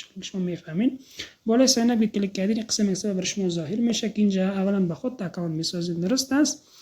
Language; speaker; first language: Persian; native; Persian